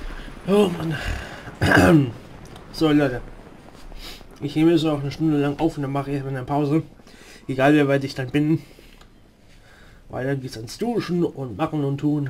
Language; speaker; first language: German; native; German